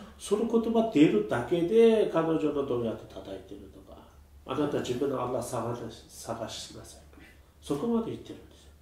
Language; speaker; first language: Japanese; non-native, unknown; Uyghur